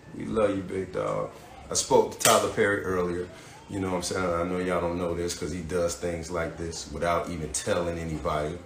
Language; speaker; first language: English; native; English